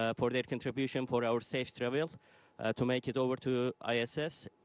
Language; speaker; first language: English; non-native, fluent; Turkish